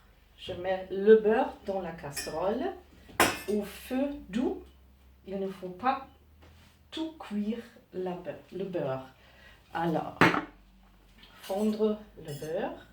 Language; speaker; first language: French; non-native, learner; German